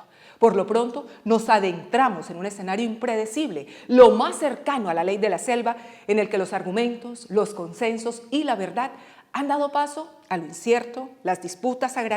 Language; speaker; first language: Spanish; native; Spanish